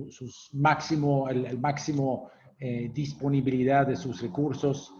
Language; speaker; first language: Spanish; non-native, fluent; English